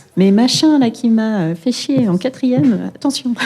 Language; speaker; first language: French; native; French